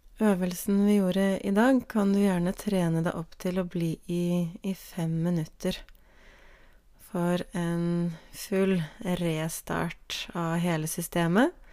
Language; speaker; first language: Norwegian; native; Norwegian